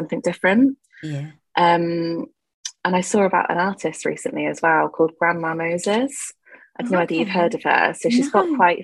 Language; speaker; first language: English; native; English